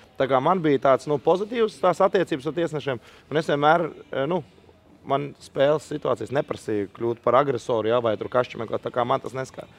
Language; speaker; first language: Latvian; native; Latvian